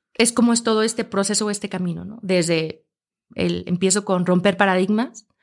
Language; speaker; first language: Spanish; native; Spanish